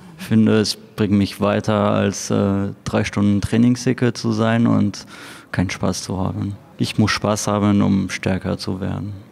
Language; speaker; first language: German; non-native, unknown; French